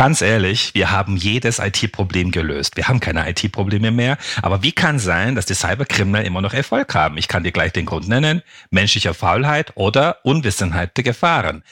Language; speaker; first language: German; non-native, fluent; Turkish